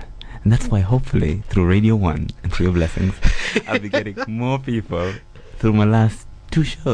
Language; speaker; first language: English; non-native, local second language; Swahili